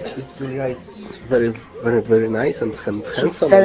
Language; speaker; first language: English; non-native, learner; Polish